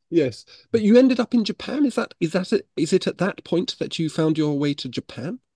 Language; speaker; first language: English; native; English